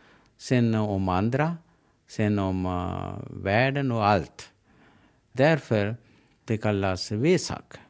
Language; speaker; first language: Swedish; non-native, learner; Sinhala